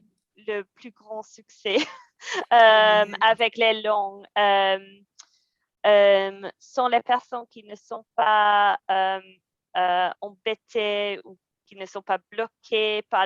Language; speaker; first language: French; non-native, fluent; English